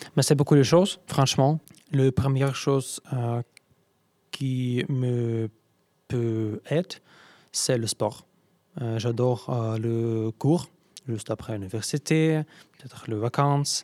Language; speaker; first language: French; non-native, learner; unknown